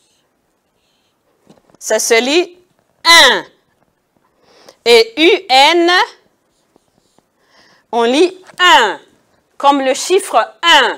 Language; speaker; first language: French; non-native, local second language; Kinyarwanda